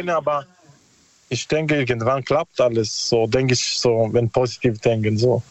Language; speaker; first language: German; non-native, learner; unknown